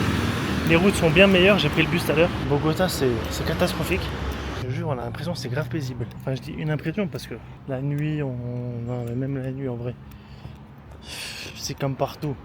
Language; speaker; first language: French; native; French